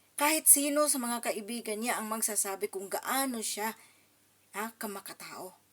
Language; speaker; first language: Filipino; non-native, local second language; Cebuano